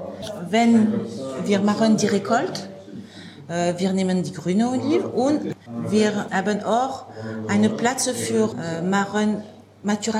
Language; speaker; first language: German; non-native, learner; French